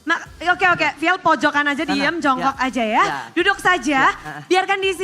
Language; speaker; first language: Indonesian; native; Indonesian